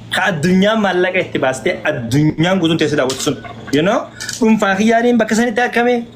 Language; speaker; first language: Oromo; native; Oromo